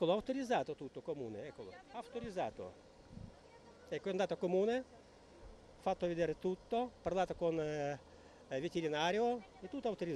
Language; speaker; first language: Italian; non-native, learner; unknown